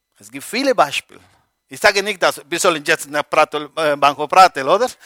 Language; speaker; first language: German; non-native, learner; Spanish